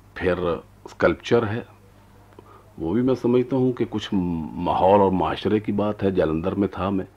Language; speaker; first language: Urdu; non-native, local second language; Punjabi